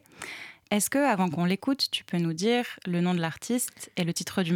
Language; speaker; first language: French; native; French